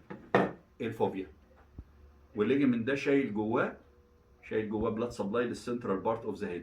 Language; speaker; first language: Arabic; native; Arabic